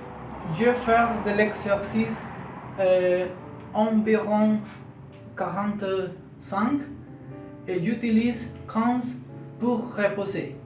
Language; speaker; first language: French; non-native, learner; Spanish